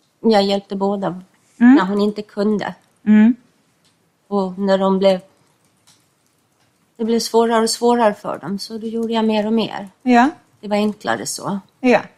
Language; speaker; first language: Swedish; non-native, fluent; English